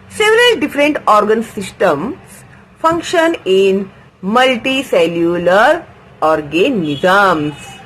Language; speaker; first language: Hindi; non-native, local second language; Marathi